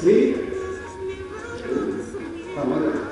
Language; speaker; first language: Spanish; native; Spanish